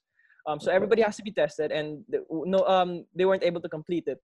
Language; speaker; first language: English; non-native, local second language; Filipino